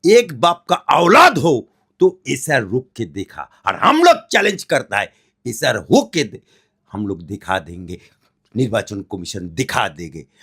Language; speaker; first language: Hindi; non-native, local second language; Bangla